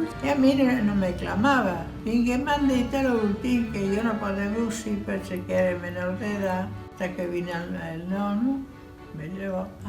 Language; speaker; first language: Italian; non-native, learner; Spanish